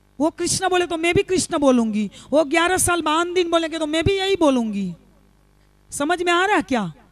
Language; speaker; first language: Hindi; non-native, local second language; Gujarati